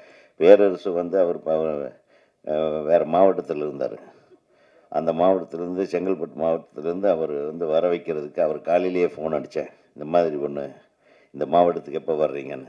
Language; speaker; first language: Tamil; native; Tamil